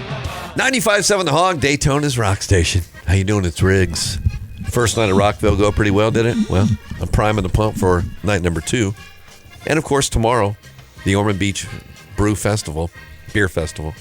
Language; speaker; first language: English; native; English